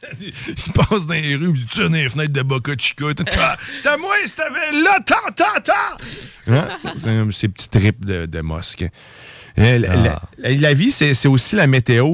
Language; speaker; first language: French; native; French